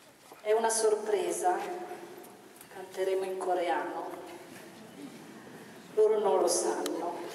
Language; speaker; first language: Italian; native; Italian